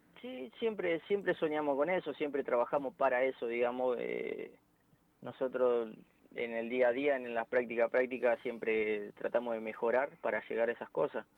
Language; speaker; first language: Spanish; native; Spanish